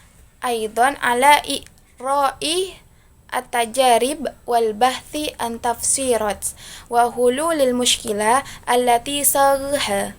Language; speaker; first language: Arabic; non-native, learner; Indonesian